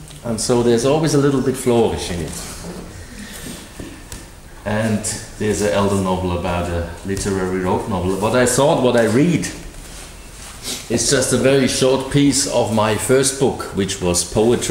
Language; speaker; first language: English; non-native, fluent; German